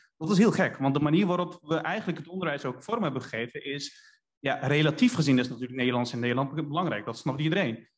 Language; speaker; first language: Dutch; native; Dutch